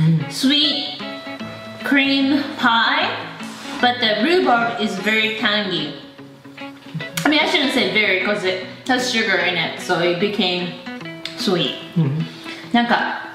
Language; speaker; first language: English; non-native, fluent; Japanese